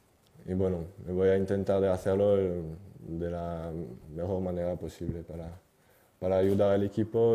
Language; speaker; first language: Spanish; non-native, fluent; French